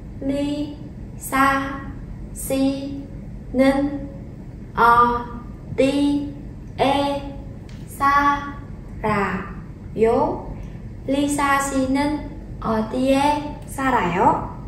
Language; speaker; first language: Korean; non-native, fluent; Vietnamese